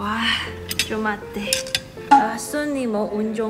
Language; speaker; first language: Korean; non-native, learner; Cantonese